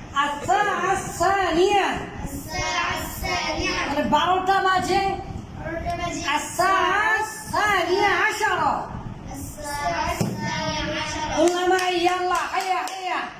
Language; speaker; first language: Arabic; non-native, fluent; Bangla